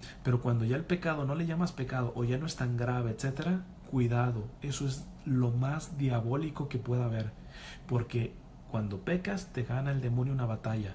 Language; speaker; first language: Spanish; native; Spanish